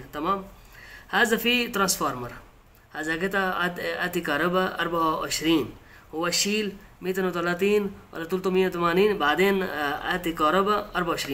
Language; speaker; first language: Arabic; non-native, learner; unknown